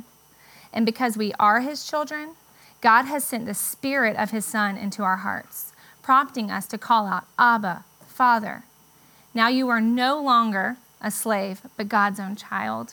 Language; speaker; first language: English; native; English